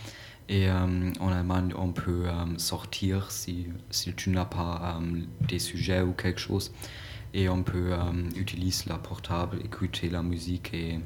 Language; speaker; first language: French; non-native, learner; German